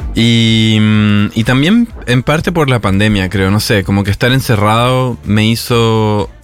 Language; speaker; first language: Spanish; native; Spanish